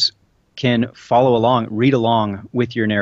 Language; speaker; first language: English; native; English